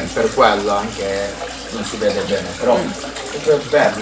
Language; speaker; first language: Italian; non-native, learner; Japanese